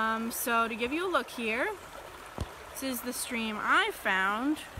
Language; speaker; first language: English; native; English